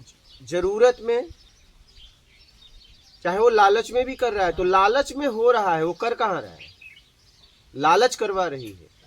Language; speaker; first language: Hindi; native; Hindi